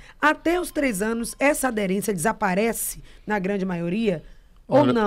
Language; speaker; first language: Portuguese; native; Portuguese